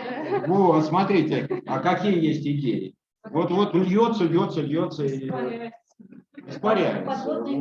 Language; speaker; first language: Russian; native; Russian